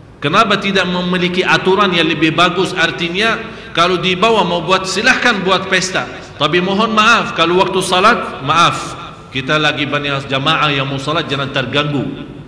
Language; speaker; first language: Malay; non-native, fluent; Arabic